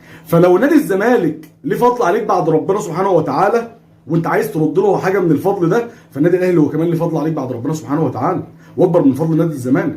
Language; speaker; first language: Arabic; native; Arabic